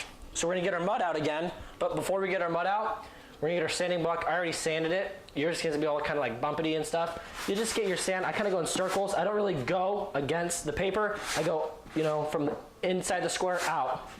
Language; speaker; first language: English; native; English